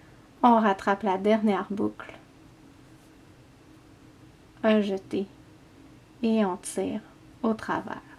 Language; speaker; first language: French; native; French